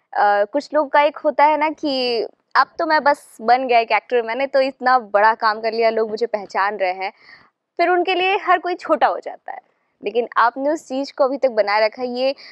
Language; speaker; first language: Hindi; native; Hindi